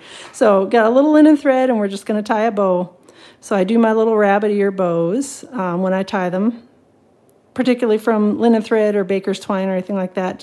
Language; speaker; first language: English; native; English